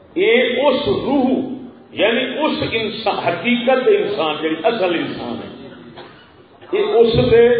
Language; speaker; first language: Urdu; non-native, local second language; Punjabi